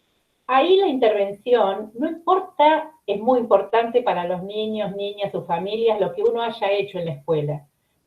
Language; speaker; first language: Spanish; native; Spanish